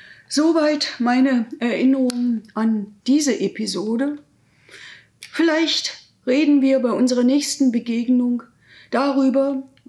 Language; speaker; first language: German; native; German